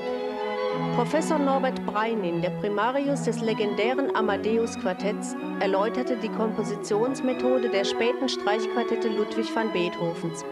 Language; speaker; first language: German; native; German